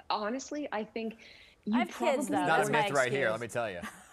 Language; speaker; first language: English; native; English